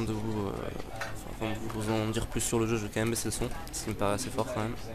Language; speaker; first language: French; native; French